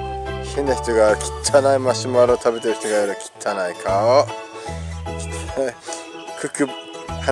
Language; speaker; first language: Japanese; native; Japanese